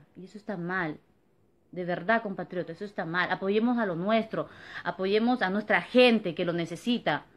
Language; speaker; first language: Spanish; native; Spanish